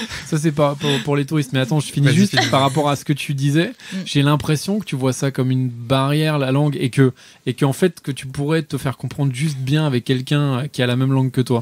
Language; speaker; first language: French; native; French